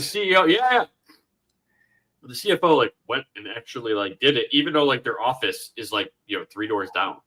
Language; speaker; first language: English; native; English